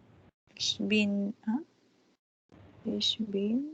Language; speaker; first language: German; non-native, learner; Filipino